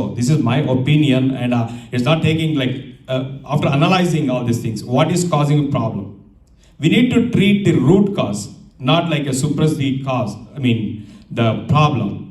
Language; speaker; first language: English; non-native, local second language; Telugu